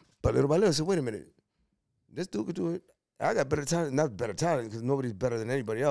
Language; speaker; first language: English; early bilingual, other home language; Spanish